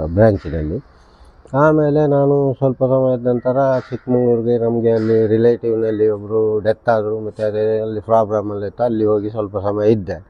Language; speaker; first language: Kannada; non-native, local second language; Tulu